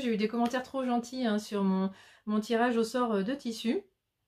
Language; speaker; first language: French; native; French